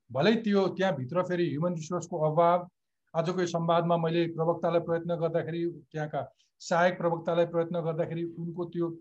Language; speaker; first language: Nepali; native; Nepali